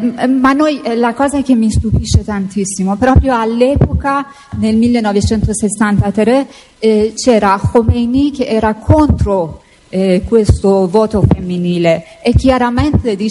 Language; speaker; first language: Italian; non-native, fluent; Persian